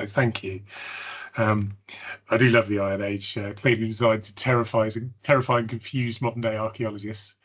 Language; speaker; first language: English; native; English